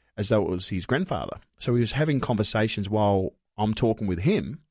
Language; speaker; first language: English; native; English